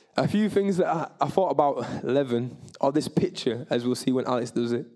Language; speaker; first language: English; native; English